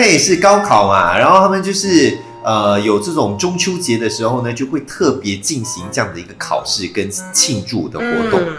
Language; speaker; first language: Chinese; native; Chinese